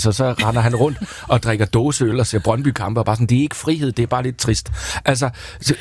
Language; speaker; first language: Danish; native; Danish